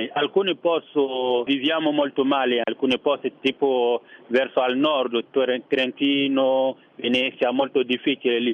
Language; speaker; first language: Italian; non-native, fluent; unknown